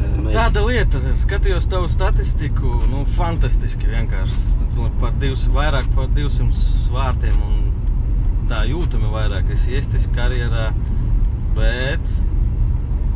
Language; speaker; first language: Latvian; native; Latvian